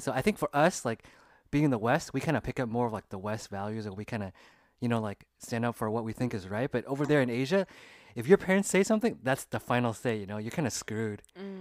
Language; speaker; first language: English; early bilingual, other home language; Vietnamese